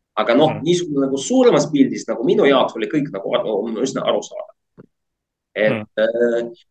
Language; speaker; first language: Estonian; non-native, local second language; Russian